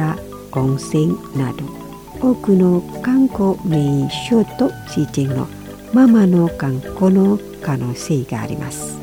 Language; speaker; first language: Japanese; non-native, fluent; Indonesian